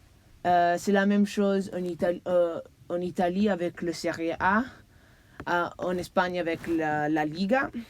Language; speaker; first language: French; non-native, learner; English